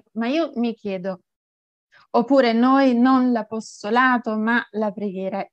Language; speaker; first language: Italian; native; Italian